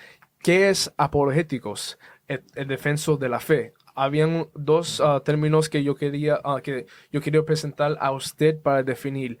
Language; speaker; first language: Spanish; early bilingual, heritage; Spanish